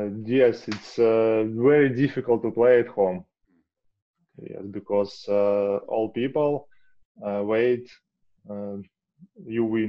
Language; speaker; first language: English; non-native, learner; Russian